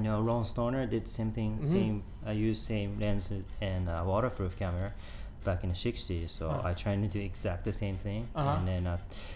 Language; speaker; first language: English; non-native, learner; Japanese